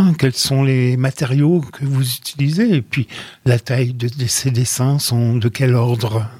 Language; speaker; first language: French; native; French